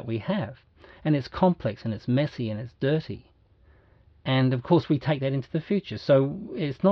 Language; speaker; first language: English; native; English